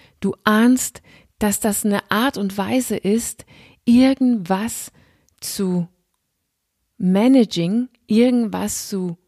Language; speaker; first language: German; non-native, fluent; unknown